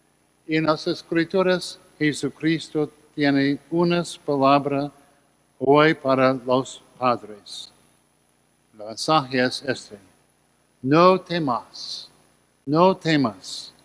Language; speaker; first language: Spanish; non-native, learner; English